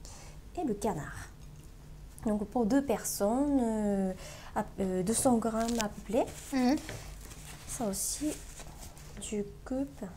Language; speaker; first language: French; non-native, learner; Japanese